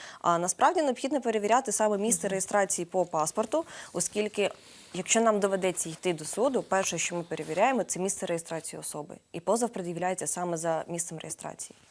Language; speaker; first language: Ukrainian; native; Ukrainian